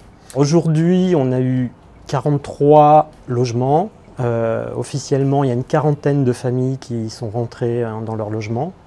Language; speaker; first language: French; native; French